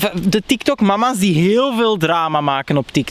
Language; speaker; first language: Dutch; native; Dutch